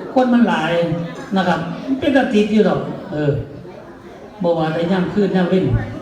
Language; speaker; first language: Thai; native; Thai